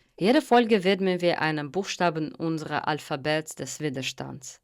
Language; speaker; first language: German; non-native, fluent; Russian